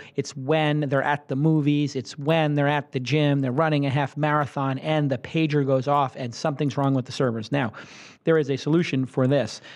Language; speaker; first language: English; native; English